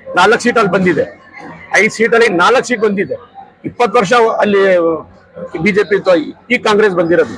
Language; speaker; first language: Kannada; non-native, local second language; Urdu